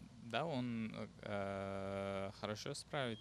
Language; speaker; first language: Russian; non-native, learner; Uzbek